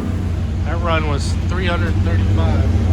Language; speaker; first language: English; native; English